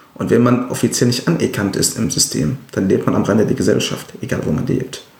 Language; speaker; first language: German; non-native, fluent; Arabic